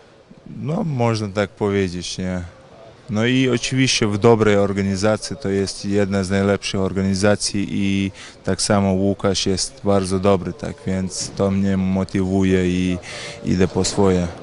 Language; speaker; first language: Polish; non-native, fluent; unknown